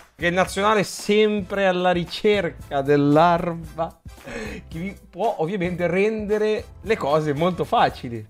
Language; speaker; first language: Italian; native; Italian